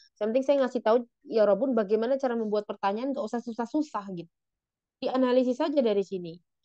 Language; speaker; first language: Indonesian; native; Indonesian